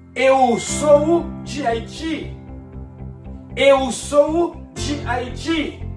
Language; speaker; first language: Portuguese; non-native, fluent; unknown